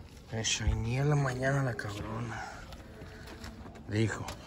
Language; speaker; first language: Spanish; early bilingual, heritage; Spanish